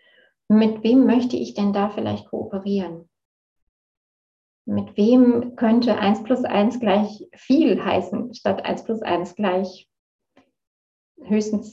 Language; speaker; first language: German; native; German